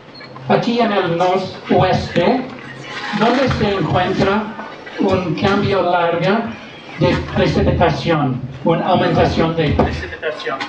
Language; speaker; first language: Spanish; non-native, learner; English